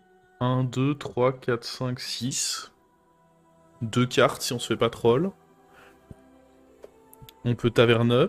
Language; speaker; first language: French; native; French